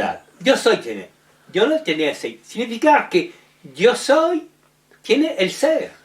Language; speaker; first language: Spanish; non-native, learner; French